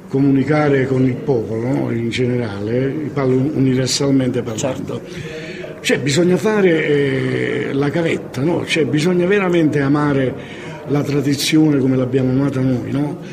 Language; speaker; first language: Italian; native; Italian